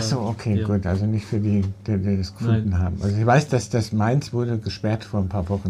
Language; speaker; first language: German; native; German